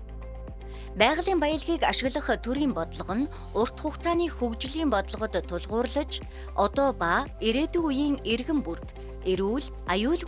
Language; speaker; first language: Mongolian; native; Mongolian